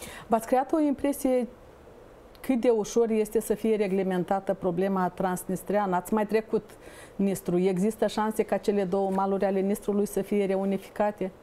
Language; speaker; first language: Romanian; native; Romanian